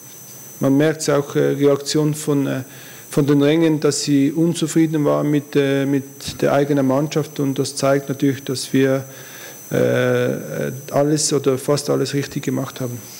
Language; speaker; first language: German; early bilingual, other home language; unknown